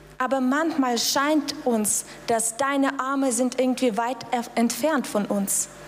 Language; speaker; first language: German; non-native, fluent; Russian